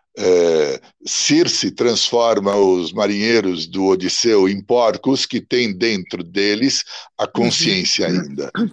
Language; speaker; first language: Portuguese; early bilingual, other home language; Italian